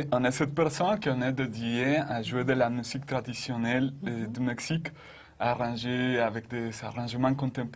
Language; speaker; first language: French; non-native, fluent; Spanish